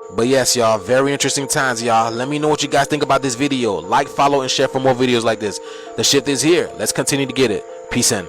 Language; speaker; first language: English; native; English